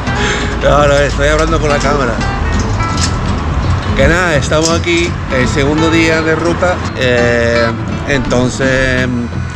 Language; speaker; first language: Spanish; non-native, fluent; Italian